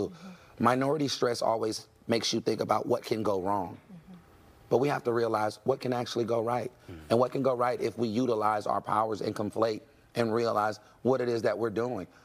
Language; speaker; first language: English; native; English